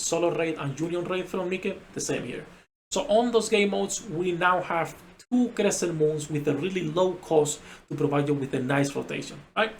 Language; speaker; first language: English; non-native, fluent; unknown